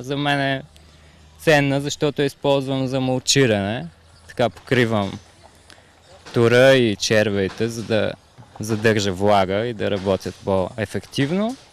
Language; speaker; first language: Bulgarian; native; Bulgarian